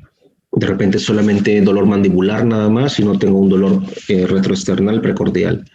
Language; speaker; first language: Spanish; native; Spanish